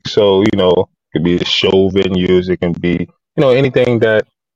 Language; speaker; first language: English; native; English